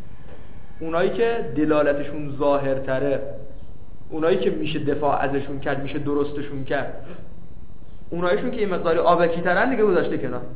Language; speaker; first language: Persian; native; Persian